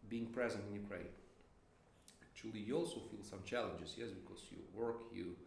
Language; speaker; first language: English; non-native, fluent; Ukrainian